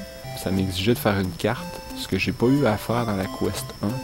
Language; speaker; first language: French; native; French